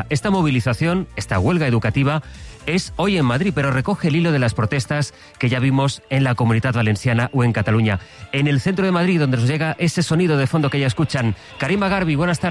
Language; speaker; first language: Spanish; native; Spanish